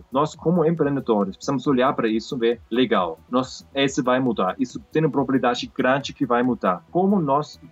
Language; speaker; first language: Portuguese; non-native, fluent; German